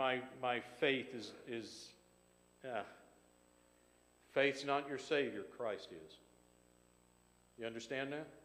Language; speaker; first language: English; native; English